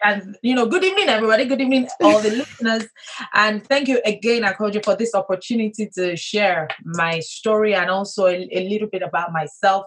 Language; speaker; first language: English; non-native, local second language; Yoruba